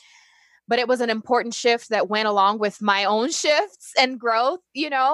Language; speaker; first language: English; non-native, fluent; Portuguese